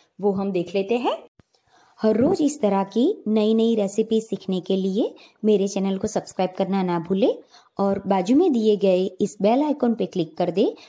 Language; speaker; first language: Hindi; non-native, local second language; Gujarati